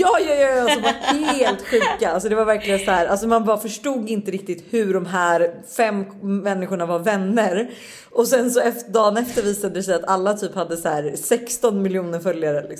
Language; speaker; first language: Swedish; native; Swedish